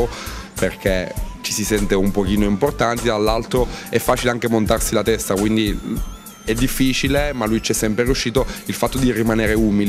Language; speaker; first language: Italian; native; Italian